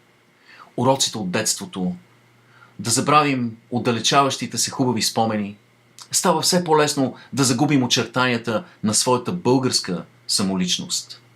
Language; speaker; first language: Bulgarian; native; Bulgarian